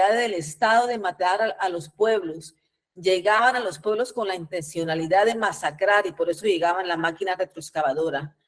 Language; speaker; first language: Spanish; native; Spanish